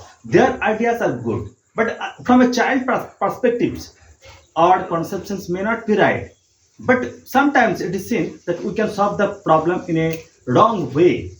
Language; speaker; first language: English; non-native, local second language; Bangla